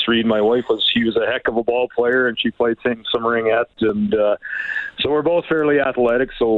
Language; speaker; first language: English; native; English